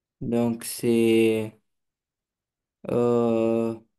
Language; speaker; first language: French; non-native, learner; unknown